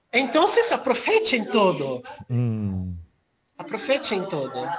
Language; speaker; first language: Spanish; non-native, learner; Portuguese